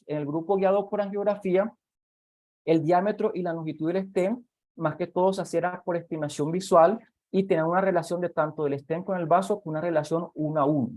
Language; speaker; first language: Spanish; native; Spanish